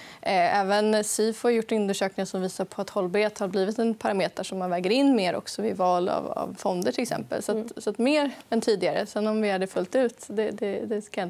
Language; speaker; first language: Swedish; native; Swedish